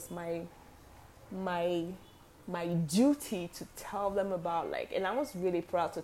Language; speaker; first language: English; non-native, local second language; French